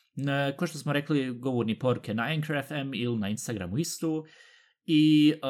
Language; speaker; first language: Bosnian; native; Bosnian